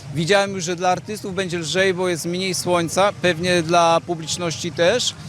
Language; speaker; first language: Polish; native; Polish